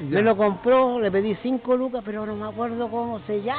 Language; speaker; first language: Spanish; native; Spanish